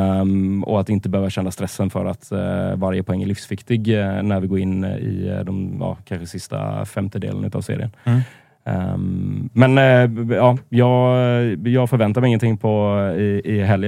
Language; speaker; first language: Swedish; native; Swedish